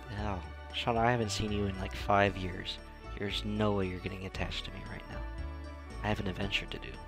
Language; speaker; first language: English; native; English